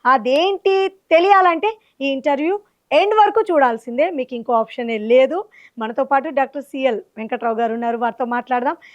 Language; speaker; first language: Telugu; native; Telugu